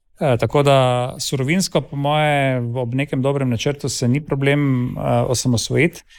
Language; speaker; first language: Slovenian; native; Slovenian